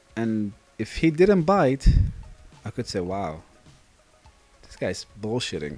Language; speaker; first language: English; non-native, fluent; Dutch